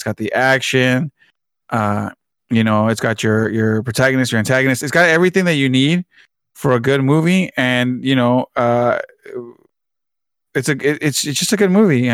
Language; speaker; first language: English; early bilingual, other home language; Spanish